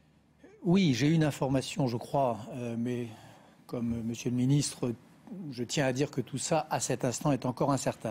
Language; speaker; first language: French; native; French